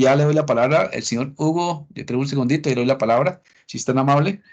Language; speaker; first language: Spanish; native; Spanish